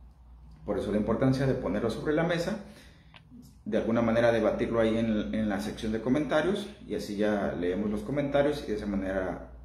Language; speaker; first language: Spanish; native; Spanish